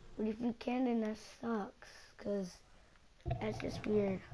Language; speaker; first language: English; native; English